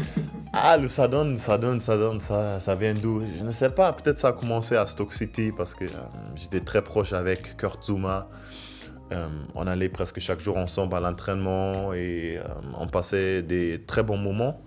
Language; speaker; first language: French; non-native, fluent; German